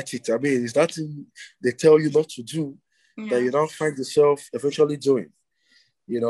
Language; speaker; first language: English; non-native, local second language; Igbo